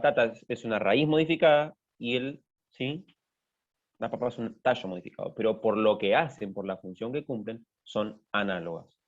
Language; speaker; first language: Spanish; native; Spanish